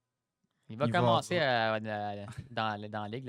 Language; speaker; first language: French; native; French